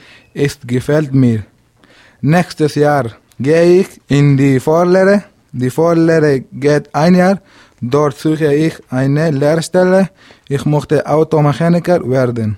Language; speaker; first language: German; non-native, learner; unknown